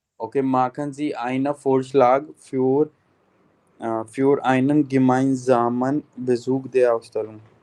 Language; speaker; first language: German; non-native, fluent; Hindi